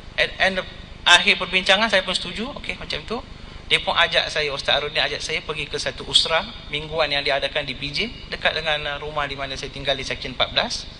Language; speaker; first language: Malay; non-native, local second language; Tamil